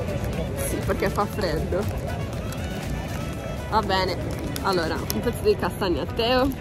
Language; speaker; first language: Italian; native; Italian